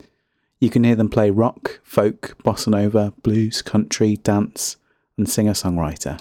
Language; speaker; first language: English; native; English